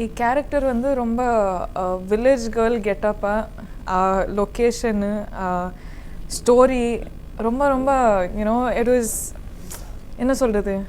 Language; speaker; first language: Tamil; non-native, learner; Kannada